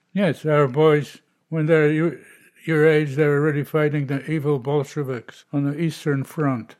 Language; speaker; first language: English; non-native, fluent; Polish